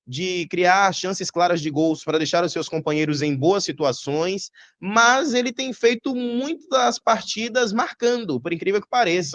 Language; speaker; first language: Portuguese; native; Portuguese